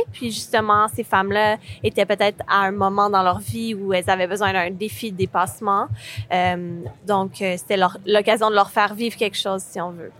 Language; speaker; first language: French; native; French